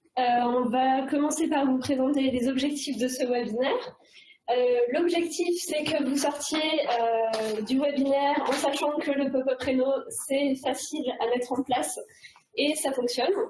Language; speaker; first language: French; native; French